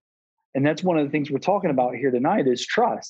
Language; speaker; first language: English; native; English